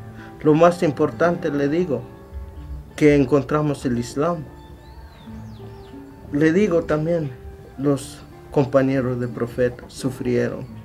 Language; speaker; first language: Spanish; non-native, local second language; Tzotzil